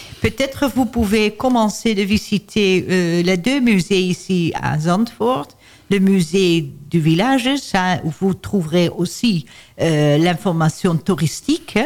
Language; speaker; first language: French; non-native, learner; Dutch